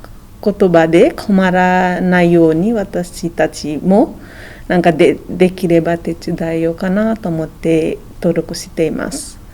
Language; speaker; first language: Japanese; non-native, fluent; Nepali